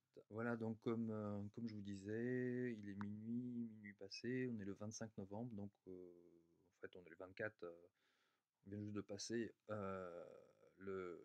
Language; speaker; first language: French; native; French